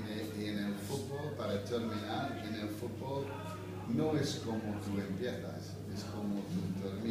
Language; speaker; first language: Spanish; non-native, fluent; English